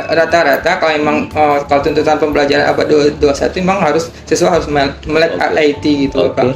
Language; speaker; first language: Indonesian; native; Indonesian